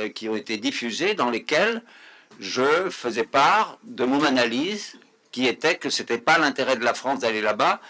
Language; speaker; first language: French; native; French